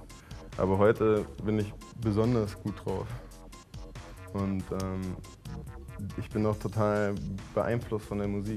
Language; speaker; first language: German; native; German